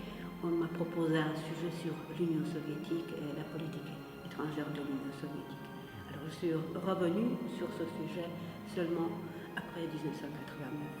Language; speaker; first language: French; non-native, fluent; Slovak